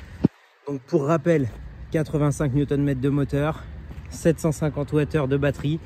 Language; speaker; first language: French; native; French